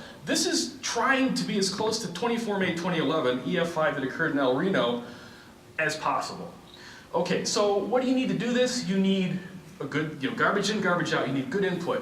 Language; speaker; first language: English; native; English